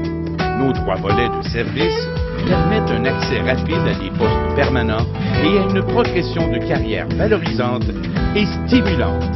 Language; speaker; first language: French; native; French